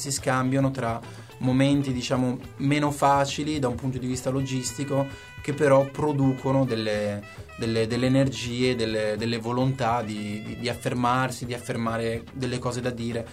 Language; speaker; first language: Italian; native; Italian